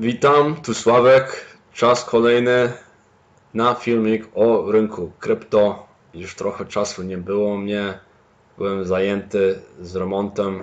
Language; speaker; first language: Polish; early bilingual, heritage; Polish